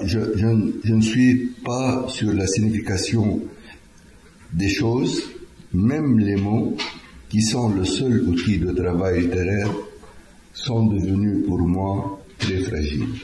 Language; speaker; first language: French; non-native, fluent; Arabic